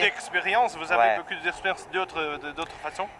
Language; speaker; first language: French; non-native, learner; Portuguese